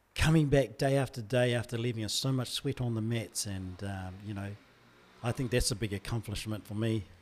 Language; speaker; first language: English; native; English